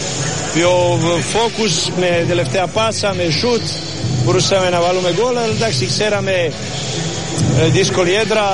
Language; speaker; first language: Greek; non-native, fluent; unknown